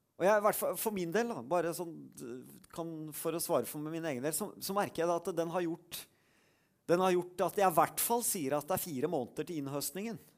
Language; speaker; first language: Norwegian; native; Norwegian